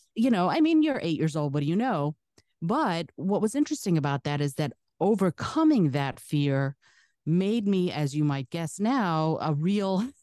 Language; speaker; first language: English; early bilingual, other home language; Russian